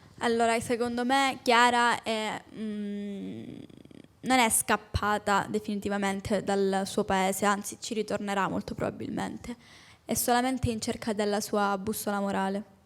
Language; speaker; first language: Italian; native; Italian